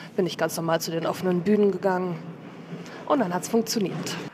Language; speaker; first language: German; native; German